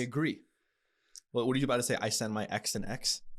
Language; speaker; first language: English; native; English